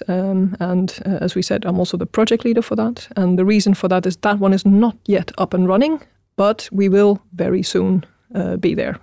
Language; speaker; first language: English; non-native, fluent; Dutch